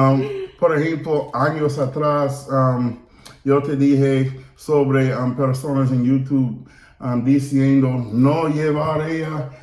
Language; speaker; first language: Spanish; non-native, learner; English